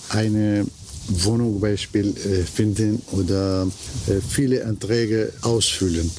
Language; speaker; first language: German; non-native, learner; Arabic